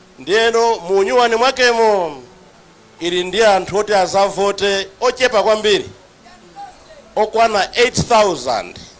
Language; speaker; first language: Nyanja; native; Nyanja